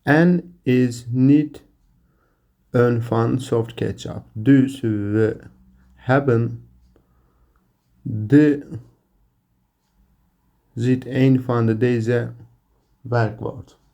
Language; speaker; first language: Dutch; non-native, learner; Turkish